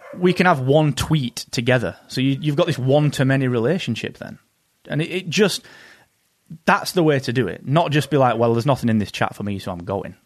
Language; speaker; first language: English; native; English